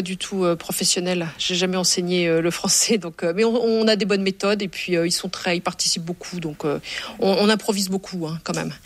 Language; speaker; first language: French; native; French